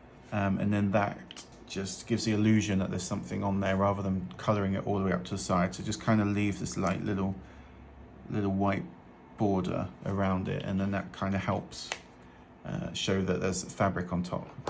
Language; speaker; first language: English; native; English